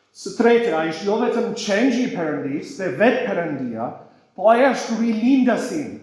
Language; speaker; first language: Albanian; non-native, fluent; English